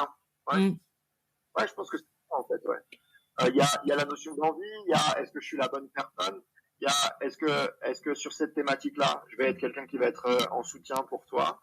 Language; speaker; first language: French; native; French